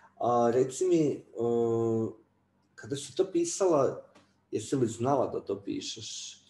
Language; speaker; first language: Croatian; native; Croatian